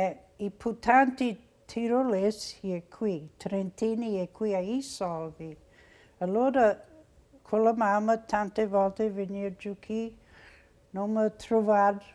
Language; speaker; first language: Italian; early bilingual, heritage; Italian